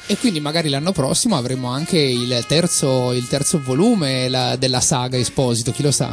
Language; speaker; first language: Italian; native; Italian